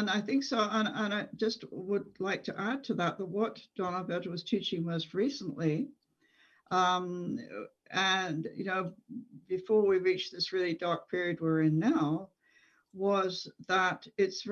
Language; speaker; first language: English; native; English